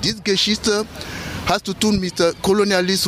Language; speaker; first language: German; non-native, fluent; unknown